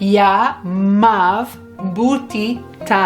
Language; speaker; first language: Ukrainian; non-native, learner; English